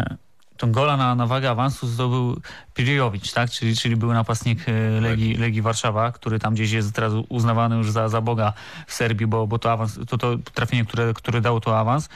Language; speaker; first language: Polish; native; Polish